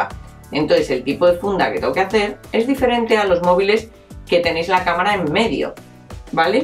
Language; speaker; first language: Spanish; native; Spanish